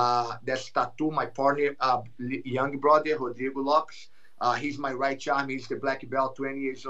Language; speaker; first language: English; non-native, learner; Portuguese